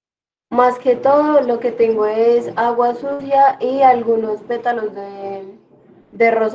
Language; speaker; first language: Spanish; native; Spanish